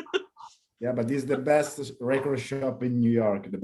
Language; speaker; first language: English; non-native, learner; Italian